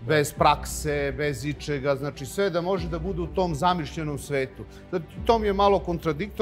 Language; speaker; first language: Serbian; native; Serbian